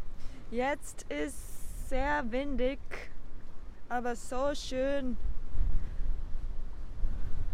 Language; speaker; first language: German; non-native, learner; Japanese